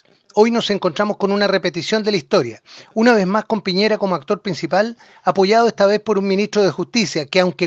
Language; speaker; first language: Spanish; native; Spanish